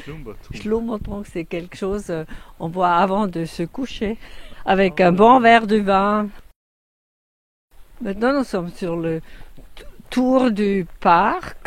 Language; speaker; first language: French; non-native, fluent; German